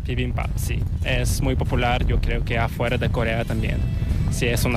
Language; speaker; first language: Spanish; non-native, learner; Korean